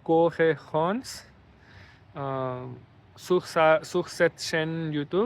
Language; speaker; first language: French; non-native, learner; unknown